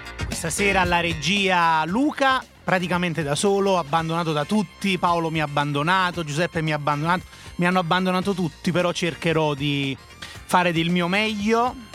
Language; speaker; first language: Italian; native; Italian